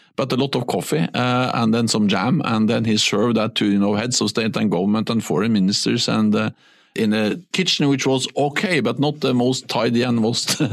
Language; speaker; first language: English; non-native, fluent; Norwegian